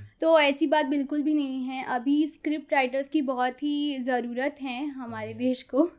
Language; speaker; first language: Hindi; non-native, local second language; Konkani